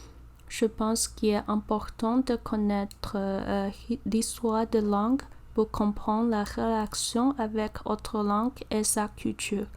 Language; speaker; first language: French; non-native, learner; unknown